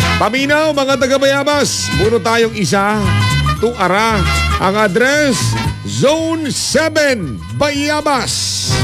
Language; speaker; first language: Filipino; non-native, local second language; Cebuano